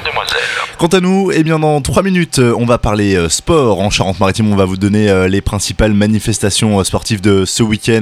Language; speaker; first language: French; native; French